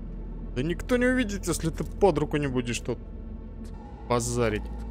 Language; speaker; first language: Russian; native; Russian